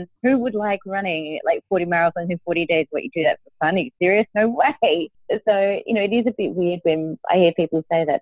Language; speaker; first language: English; native; English